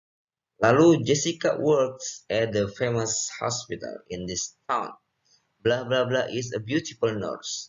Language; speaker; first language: English; non-native, fluent; Indonesian